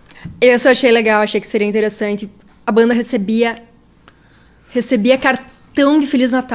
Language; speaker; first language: Portuguese; native; Portuguese